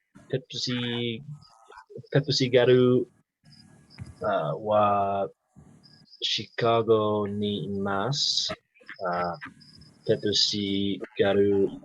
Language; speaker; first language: Japanese; non-native, learner; English